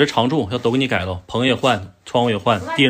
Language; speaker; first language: Chinese; native; Chinese